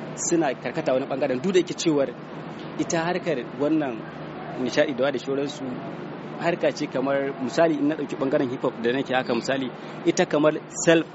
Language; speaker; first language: Hausa; native; Hausa